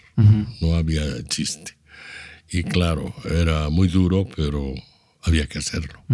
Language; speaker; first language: Spanish; native; Spanish